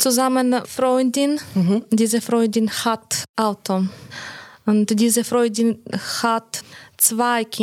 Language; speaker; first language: German; non-native, learner; Ukrainian